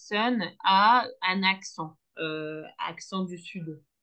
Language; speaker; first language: French; non-native, fluent; Turkish